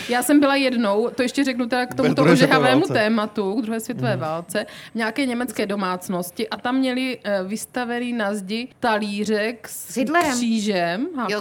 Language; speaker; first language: Czech; native; Czech